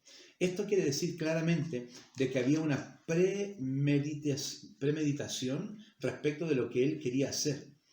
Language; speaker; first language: Spanish; native; Spanish